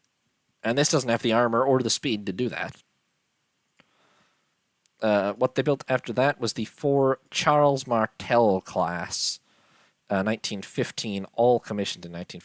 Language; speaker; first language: English; native; English